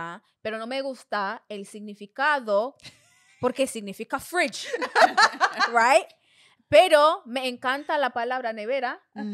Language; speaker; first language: Spanish; non-native, learner; English